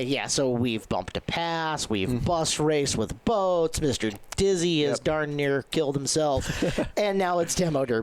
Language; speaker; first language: English; native; English